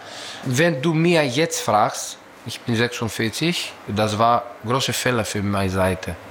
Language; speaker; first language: German; non-native, learner; Greek